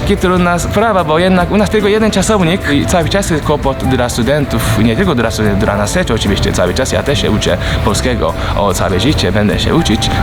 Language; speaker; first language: Polish; non-native, fluent; Japanese